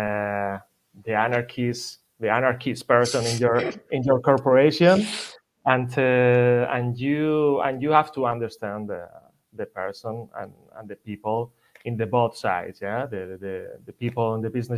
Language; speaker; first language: English; non-native, fluent; Spanish